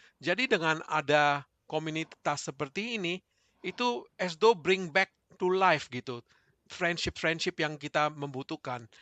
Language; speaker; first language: Indonesian; native; Indonesian